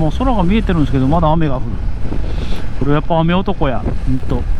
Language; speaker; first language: Japanese; native; Japanese